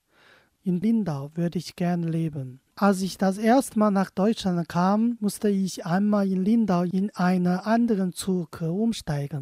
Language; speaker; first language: German; non-native, fluent; Chinese